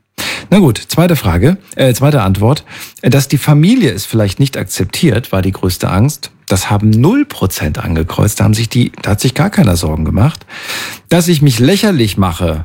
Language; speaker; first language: German; native; German